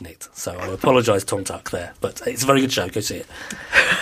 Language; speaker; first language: English; native; English